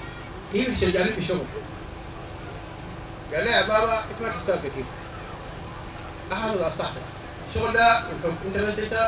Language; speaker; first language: Arabic; non-native, local second language; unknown